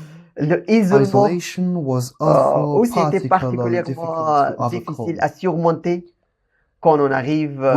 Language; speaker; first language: French; non-native, fluent; Persian